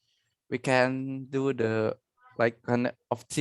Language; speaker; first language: English; non-native, learner; Indonesian